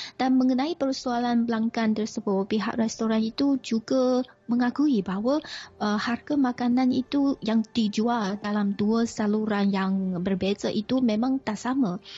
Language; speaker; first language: Malay; non-native, fluent; Chinese